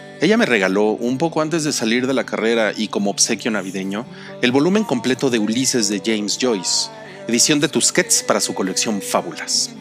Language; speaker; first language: Spanish; native; Spanish